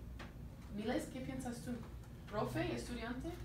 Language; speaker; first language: Spanish; non-native, fluent; English